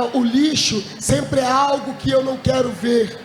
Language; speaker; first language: Portuguese; native; Portuguese